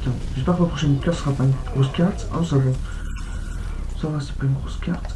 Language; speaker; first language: French; native; French